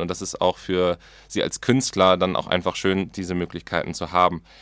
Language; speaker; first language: German; native; German